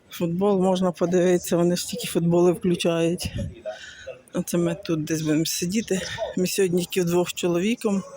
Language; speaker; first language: Ukrainian; native; Ukrainian